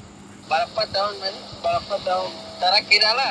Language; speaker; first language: Malay; non-native, learner; Bangla